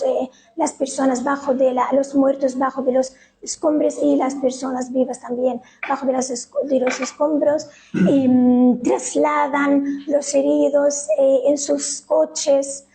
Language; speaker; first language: Spanish; non-native, fluent; Arabic